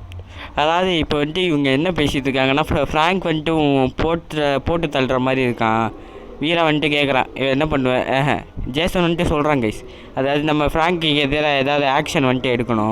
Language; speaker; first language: Tamil; native; Tamil